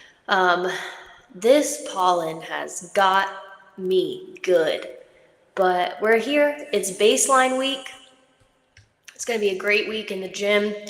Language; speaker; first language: English; native; English